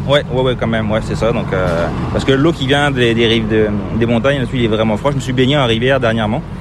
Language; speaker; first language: French; native; French